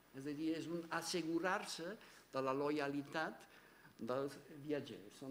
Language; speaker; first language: Catalan; non-native, fluent; German